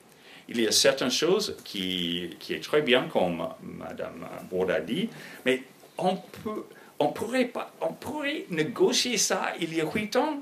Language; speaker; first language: French; non-native, fluent; English